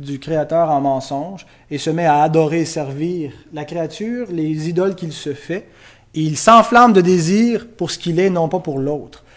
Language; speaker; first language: French; native; French